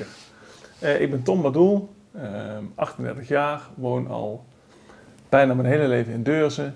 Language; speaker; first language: Dutch; native; Dutch